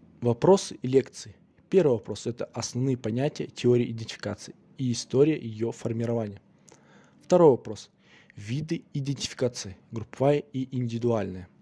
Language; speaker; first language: Russian; non-native, local second language; Kazakh